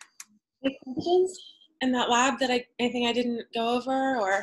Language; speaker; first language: English; native; English